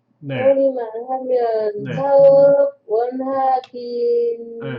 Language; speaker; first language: Korean; non-native, learner; Vietnamese